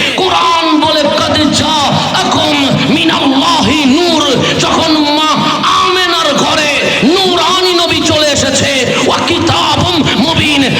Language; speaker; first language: Bangla; non-native, local second language; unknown